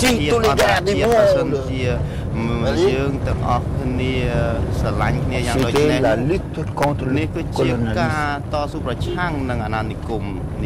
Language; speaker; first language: French; non-native, local second language; Khmer